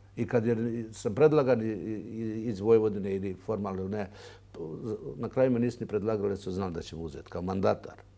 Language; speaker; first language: Serbian; native; Serbian